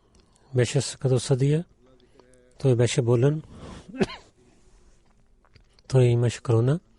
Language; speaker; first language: Bulgarian; non-native, learner; Urdu